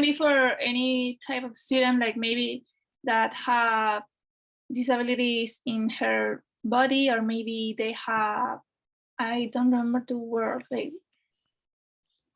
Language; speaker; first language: English; non-native, fluent; Spanish